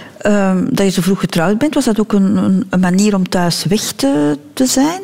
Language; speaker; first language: Dutch; native; Dutch